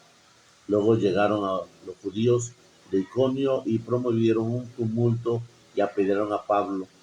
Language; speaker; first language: Spanish; native; Spanish